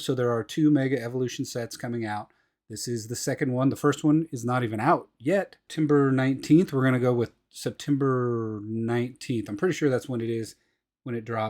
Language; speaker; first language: English; native; English